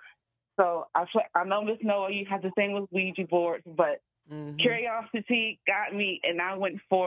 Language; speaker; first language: English; native; English